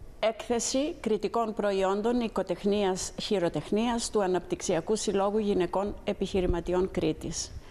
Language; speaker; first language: Greek; native; Greek